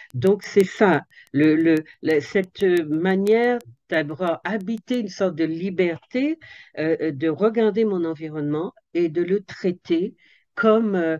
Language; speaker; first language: French; native; French